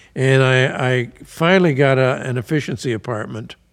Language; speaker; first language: English; native; English